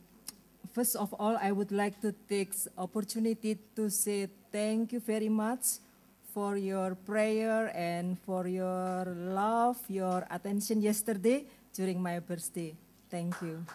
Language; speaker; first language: English; non-native, learner; Indonesian